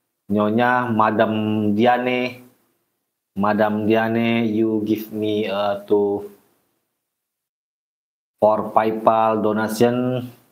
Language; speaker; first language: English; non-native, learner; Indonesian